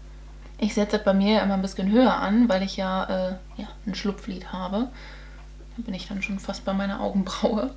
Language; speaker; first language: German; native; German